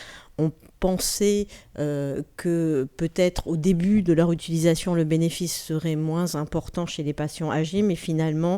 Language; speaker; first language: French; native; French